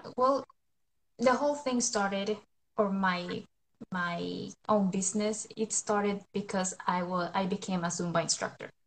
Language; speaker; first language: English; non-native, fluent; Spanish